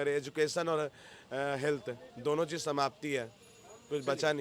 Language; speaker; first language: Hindi; native; Hindi